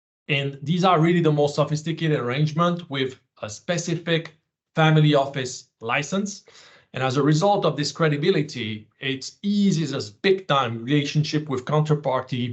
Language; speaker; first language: English; non-native, fluent; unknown